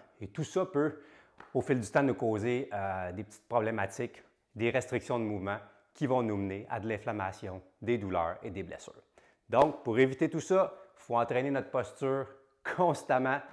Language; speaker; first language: French; native; French